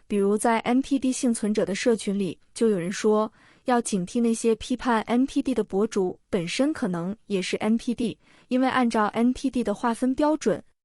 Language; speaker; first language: Chinese; native; Chinese